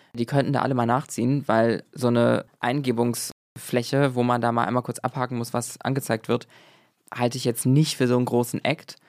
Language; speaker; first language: German; native; German